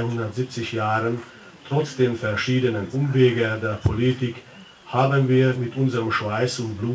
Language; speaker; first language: German; non-native, local second language; Hungarian